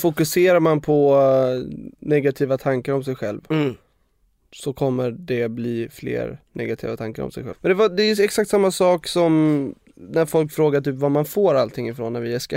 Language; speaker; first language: Swedish; native; Swedish